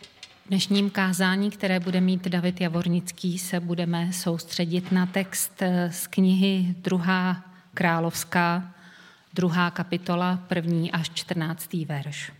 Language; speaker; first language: Czech; native; Czech